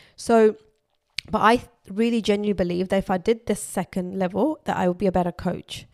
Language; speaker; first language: English; non-native, local second language; Urdu